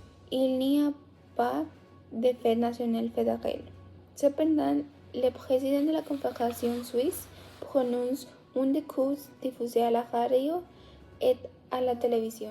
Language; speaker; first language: French; non-native, learner; Spanish